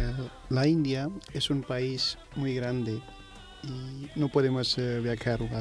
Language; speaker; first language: Catalan; non-native, learner; Punjabi